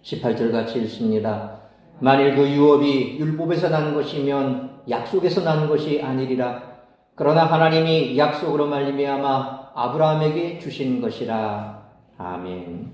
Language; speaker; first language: Korean; native; Korean